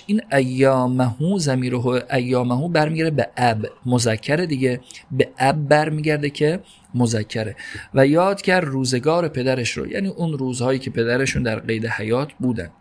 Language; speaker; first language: Persian; native; Persian